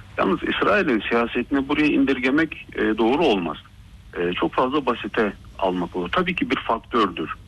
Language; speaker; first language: Turkish; early bilingual, heritage; Turkish